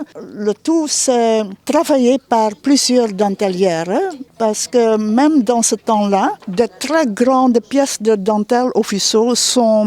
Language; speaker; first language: French; non-native, fluent; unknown